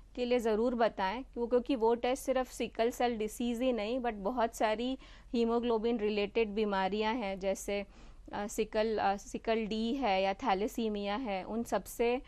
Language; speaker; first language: Hindi; non-native, local second language; Gujarati